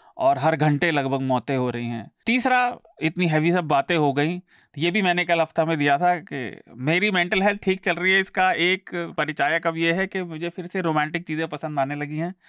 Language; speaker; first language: Hindi; native; Hindi